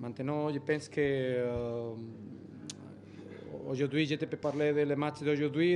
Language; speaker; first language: French; non-native, learner; Spanish